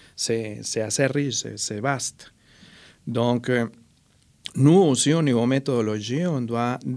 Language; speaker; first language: French; non-native, fluent; Spanish